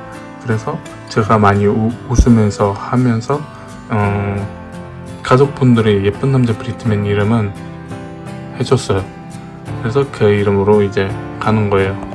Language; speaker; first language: Korean; non-native, fluent; Uzbek